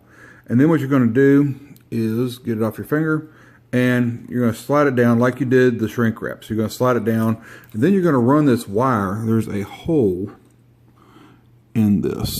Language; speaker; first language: English; native; English